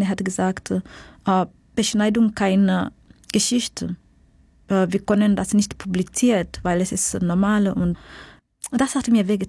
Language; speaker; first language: German; non-native, learner; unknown